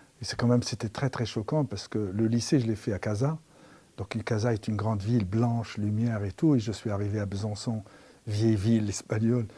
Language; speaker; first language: French; non-native, local second language; Arabic